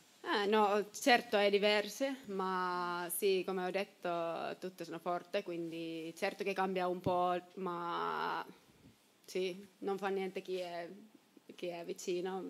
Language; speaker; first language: Italian; non-native, learner; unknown